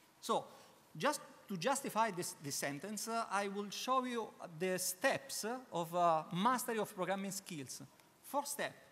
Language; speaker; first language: English; non-native, learner; Italian